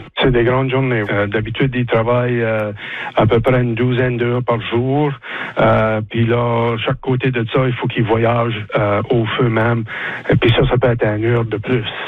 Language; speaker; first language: French; native; French